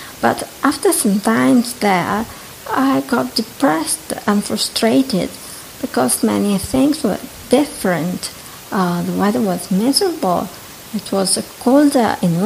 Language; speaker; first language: English; non-native, fluent; Italian